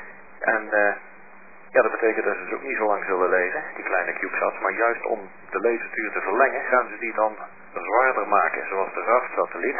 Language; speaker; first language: Dutch; native; Dutch